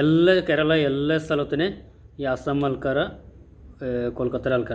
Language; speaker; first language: Malayalam; non-native, learner; Assamese